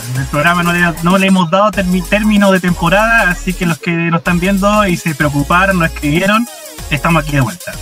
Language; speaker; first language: Spanish; native; Spanish